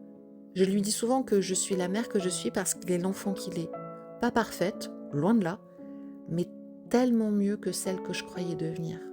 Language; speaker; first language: French; native; French